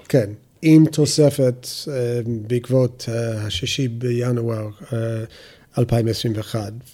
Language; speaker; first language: Hebrew; non-native, fluent; English